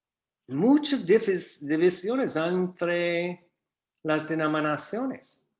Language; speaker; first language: Spanish; non-native, fluent; English